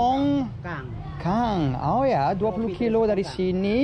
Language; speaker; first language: Indonesian; non-native, learner; English